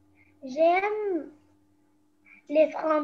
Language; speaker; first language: French; non-native, learner; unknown